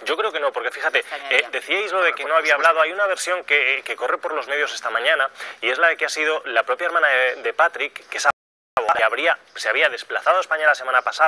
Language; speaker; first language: Spanish; native; Spanish